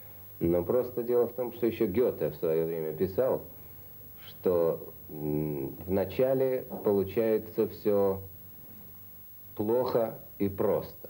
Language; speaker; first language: Russian; native; Russian